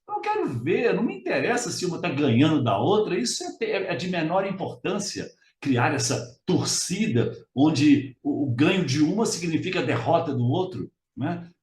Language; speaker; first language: Portuguese; native; Portuguese